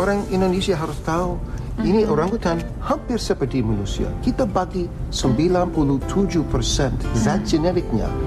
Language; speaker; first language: Indonesian; non-native, fluent; English